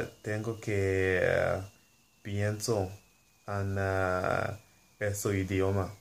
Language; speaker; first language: Spanish; non-native, learner; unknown